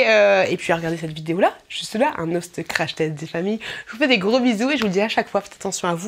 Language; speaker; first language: French; native; French